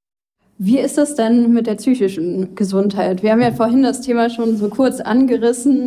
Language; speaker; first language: German; native; German